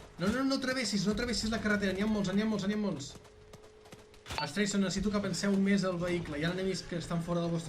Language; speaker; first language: Catalan; native; Catalan